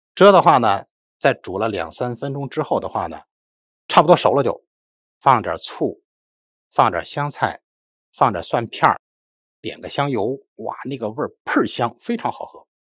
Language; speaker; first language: Chinese; native; Chinese